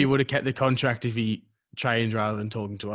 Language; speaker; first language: English; native; English